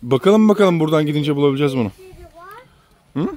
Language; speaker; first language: Turkish; native; Turkish